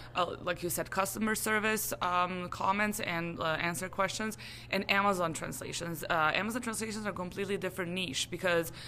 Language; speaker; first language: English; non-native, fluent; Serbian